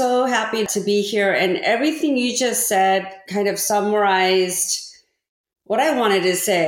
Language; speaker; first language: English; early bilingual, other home language; Korean